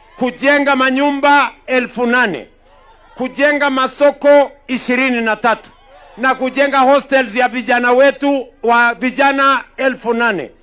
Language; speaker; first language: Swahili; non-native, local second language; Kalenjin